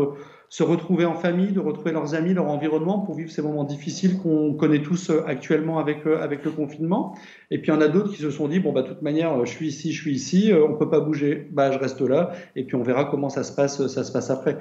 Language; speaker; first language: French; native; French